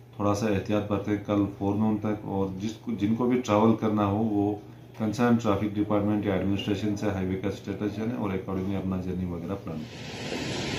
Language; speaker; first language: Hindi; non-native, local second language; Kashmiri